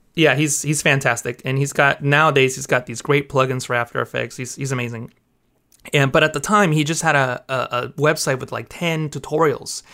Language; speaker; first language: English; early bilingual, other home language; Spanish